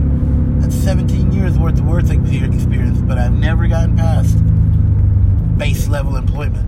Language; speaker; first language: English; native; English